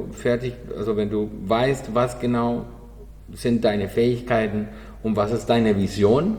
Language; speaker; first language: German; non-native, learner; Spanish